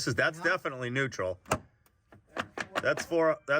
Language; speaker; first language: English; native; English